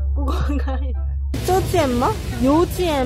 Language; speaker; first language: Chinese; non-native, learner; Korean